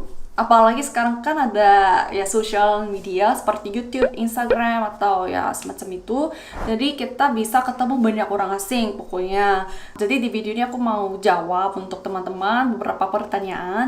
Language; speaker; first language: Indonesian; non-native, fluent; Korean